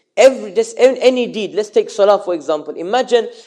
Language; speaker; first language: English; early bilingual, other home language; Urdu